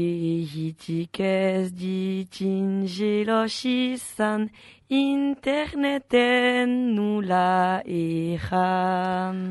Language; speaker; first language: Basque; native; Basque